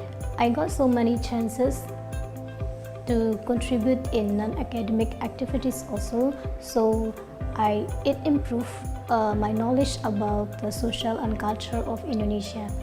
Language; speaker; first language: English; non-native, fluent; Burmese